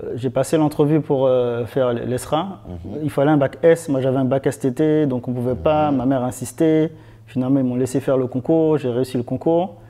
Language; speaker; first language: French; native; French